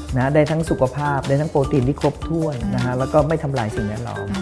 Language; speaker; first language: Thai; native; Thai